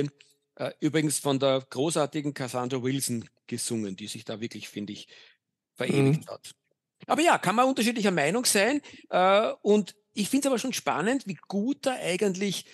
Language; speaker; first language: German; native; German